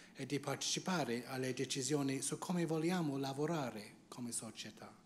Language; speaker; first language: Italian; non-native, fluent; English